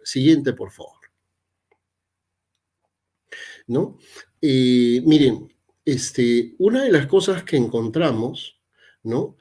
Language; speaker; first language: Spanish; native; Spanish